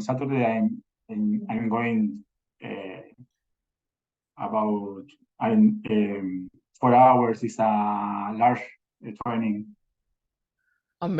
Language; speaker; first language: English; non-native, learner; Spanish